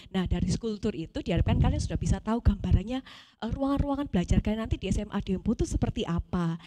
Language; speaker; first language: Indonesian; native; Indonesian